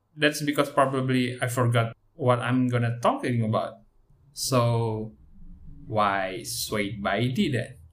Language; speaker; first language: English; non-native, learner; Indonesian